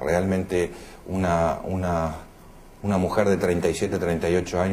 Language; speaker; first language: Spanish; native; Spanish